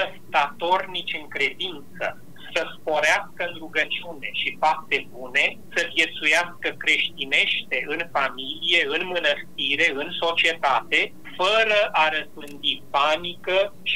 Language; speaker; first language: Romanian; native; Romanian